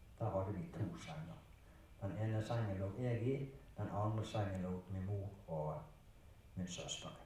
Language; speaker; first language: Norwegian; early bilingual, other home language; German